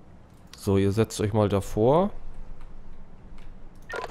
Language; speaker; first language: German; native; German